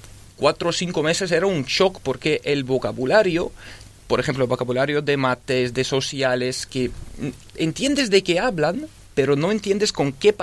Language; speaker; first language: Spanish; early bilingual, other home language; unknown